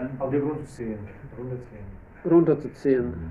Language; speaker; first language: German; non-native, fluent; Russian